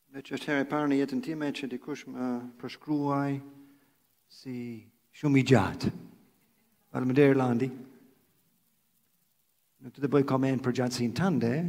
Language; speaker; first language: Albanian; non-native, fluent; English